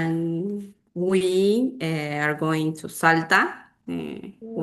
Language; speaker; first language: English; non-native, learner; Spanish